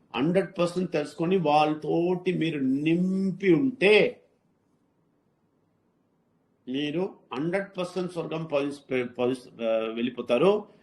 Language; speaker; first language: Telugu; non-native, learner; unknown